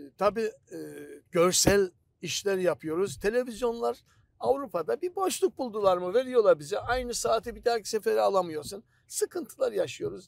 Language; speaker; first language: Turkish; native; Turkish